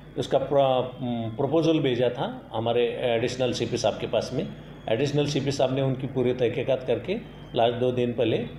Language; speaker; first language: Hindi; non-native, local second language; Marathi